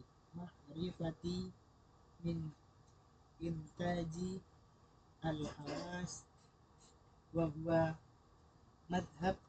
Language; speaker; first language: Arabic; non-native, learner; Indonesian